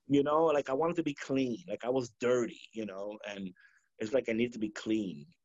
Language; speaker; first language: English; early bilingual, other home language; Spanish